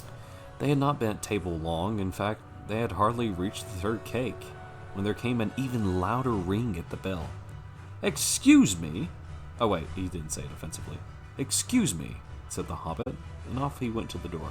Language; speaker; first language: English; native; English